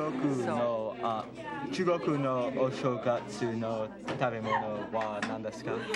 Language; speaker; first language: Japanese; non-native, fluent; English